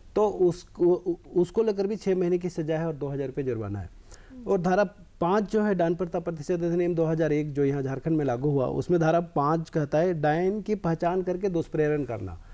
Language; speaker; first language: Hindi; native; Hindi